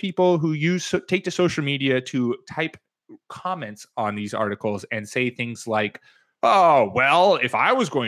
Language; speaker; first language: English; native; English